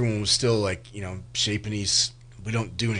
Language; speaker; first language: English; native; English